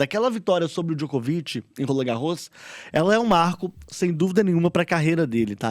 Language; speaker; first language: Portuguese; native; Portuguese